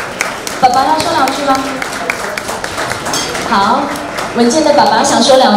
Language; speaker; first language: Chinese; native; Chinese